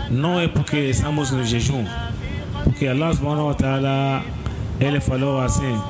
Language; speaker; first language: Portuguese; non-native, learner; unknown